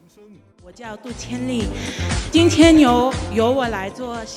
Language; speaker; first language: Chinese; non-native, learner; English